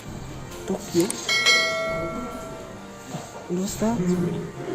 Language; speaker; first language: Japanese; non-native, learner; Indonesian